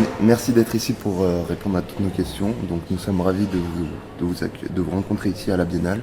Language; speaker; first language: French; native; French